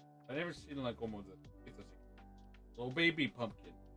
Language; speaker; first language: English; early bilingual, other home language; Spanish